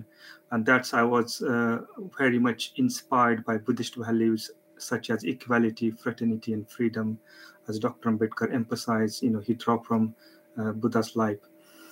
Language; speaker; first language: English; non-native, local second language; Marathi